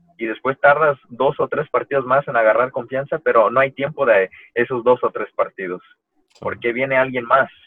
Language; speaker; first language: Spanish; early bilingual, heritage; Spanish